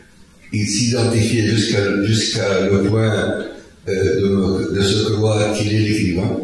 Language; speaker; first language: French; non-native, fluent; Arabic